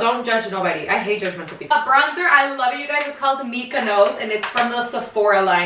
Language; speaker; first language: English; early bilingual, other home language; Spanish